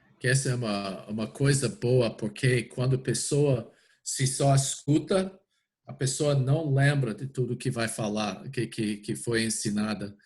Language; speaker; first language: Portuguese; non-native, fluent; English